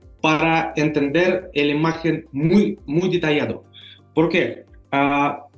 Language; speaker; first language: Spanish; non-native, learner; Russian